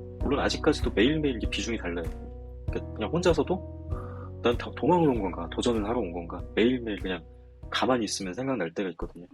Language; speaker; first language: Korean; native; Korean